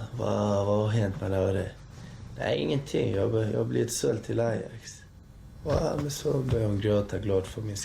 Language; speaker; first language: Swedish; early bilingual, other home language; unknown